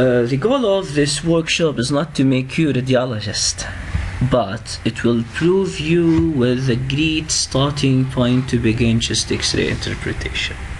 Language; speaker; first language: English; non-native, fluent; Arabic